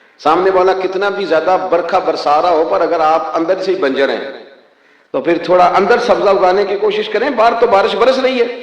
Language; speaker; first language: Urdu; non-native, local second language; Punjabi